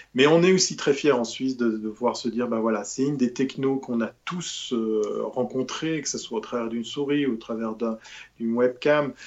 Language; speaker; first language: French; native; French